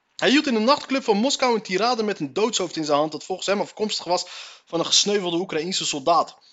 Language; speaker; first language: Dutch; native; Dutch